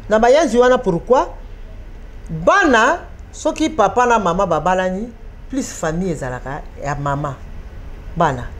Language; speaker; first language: Lingala; native; Lingala